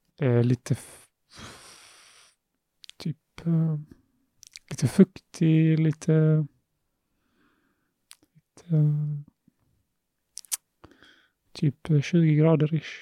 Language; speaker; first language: Swedish; early bilingual, other home language; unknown